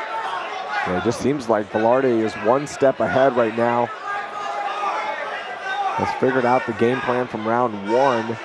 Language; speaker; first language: English; native; English